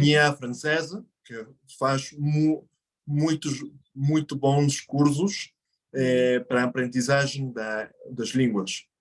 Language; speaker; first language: Portuguese; non-native, fluent; Spanish